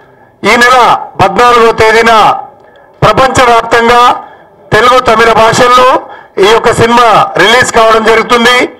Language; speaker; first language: Telugu; native; Telugu